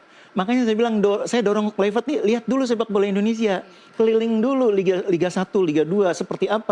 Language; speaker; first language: Indonesian; native; Indonesian